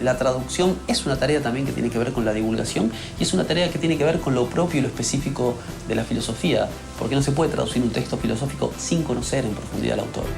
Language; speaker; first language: Spanish; native; Spanish